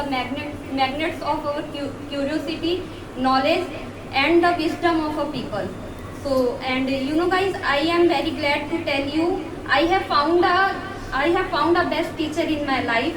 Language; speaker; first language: English; non-native, learner; Hindi